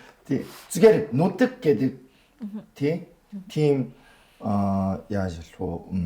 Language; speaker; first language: Mongolian; non-native, fluent; Korean